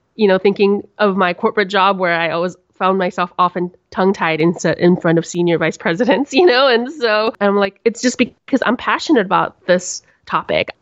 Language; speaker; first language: English; native; English